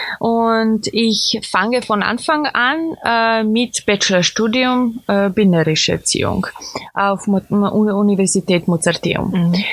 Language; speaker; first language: German; non-native, fluent; Serbian